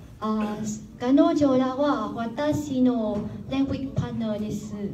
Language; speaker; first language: Japanese; non-native, learner; Vietnamese